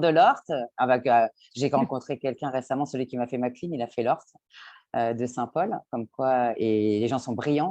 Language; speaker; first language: French; native; French